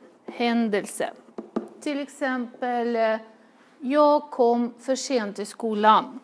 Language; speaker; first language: Swedish; non-native, fluent; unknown